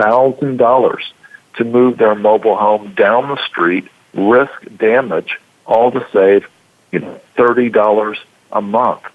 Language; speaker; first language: English; native; English